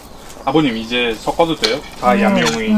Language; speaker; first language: Korean; non-native, learner; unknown